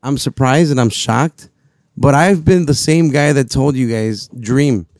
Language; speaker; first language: English; early bilingual, other home language; Spanish